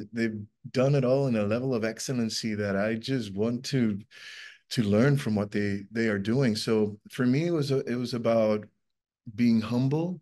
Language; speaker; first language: English; non-native, fluent; Spanish